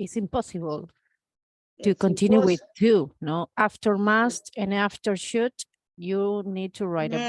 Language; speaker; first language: English; non-native, learner; Spanish